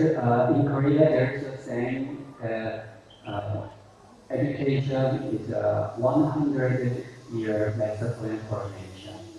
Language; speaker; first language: English; non-native, fluent; Korean